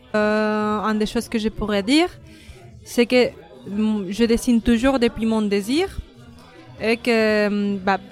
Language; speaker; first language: French; non-native, fluent; Spanish